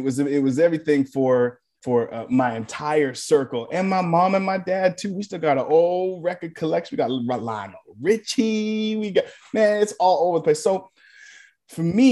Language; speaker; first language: English; native; English